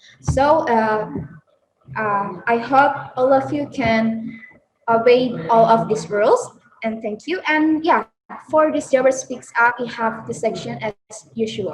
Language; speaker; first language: English; non-native, learner; Indonesian